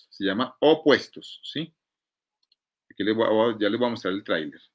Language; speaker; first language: Spanish; native; Spanish